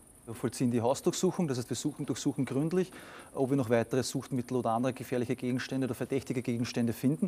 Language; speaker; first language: German; native; German